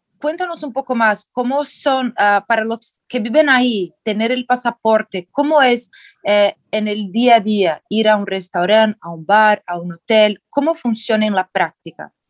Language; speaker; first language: Spanish; non-native, fluent; Portuguese